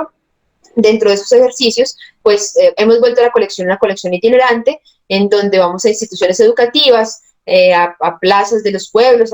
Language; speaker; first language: Spanish; native; Spanish